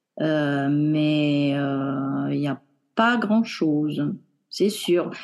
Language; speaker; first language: French; non-native, fluent; Romanian